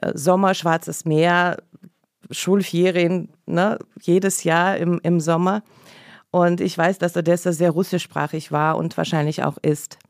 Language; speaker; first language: German; non-native, fluent; Russian